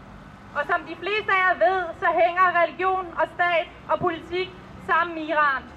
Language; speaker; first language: Danish; early bilingual, other home language; Persian